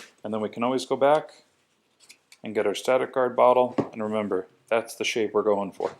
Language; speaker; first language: English; native; English